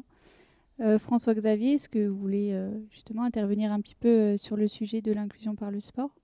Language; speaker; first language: French; native; French